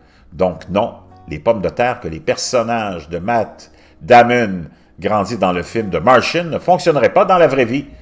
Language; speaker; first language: French; native; French